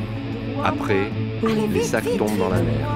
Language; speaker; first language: French; non-native, learner; Arabic